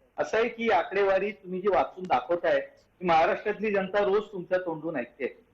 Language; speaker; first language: Marathi; native; Marathi